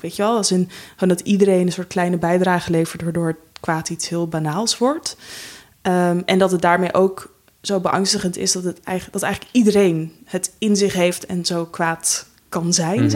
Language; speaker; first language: Dutch; native; Dutch